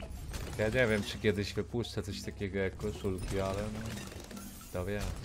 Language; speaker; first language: Polish; native; Polish